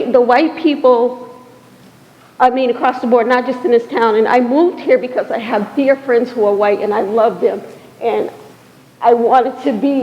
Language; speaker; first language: English; native; English